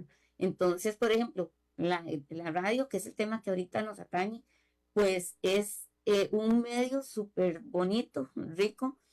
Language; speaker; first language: Spanish; native; Spanish